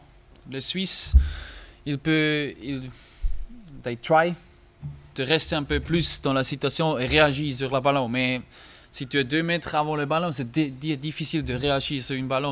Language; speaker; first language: French; non-native, learner; German